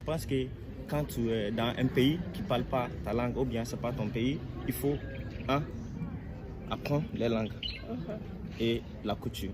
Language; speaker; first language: French; non-native, learner; English